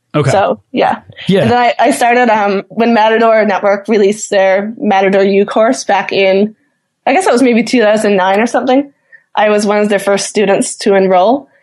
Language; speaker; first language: English; native; English